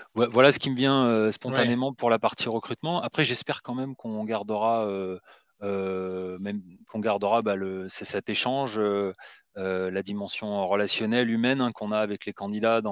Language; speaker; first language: French; native; French